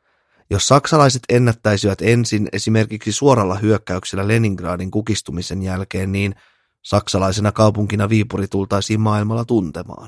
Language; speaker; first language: Finnish; native; Finnish